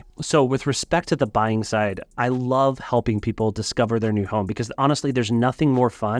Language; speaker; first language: English; native; English